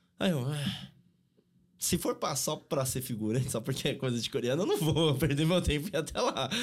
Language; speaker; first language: Portuguese; native; Portuguese